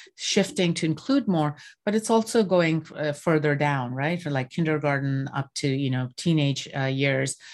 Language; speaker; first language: English; non-native, local second language; Bangla